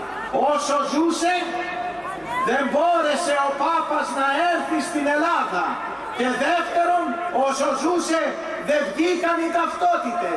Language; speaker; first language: Greek; native; Greek